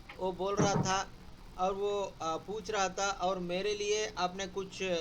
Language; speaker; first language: Hindi; non-native, local second language; Telugu